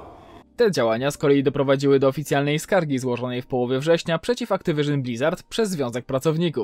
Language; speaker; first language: Polish; native; Polish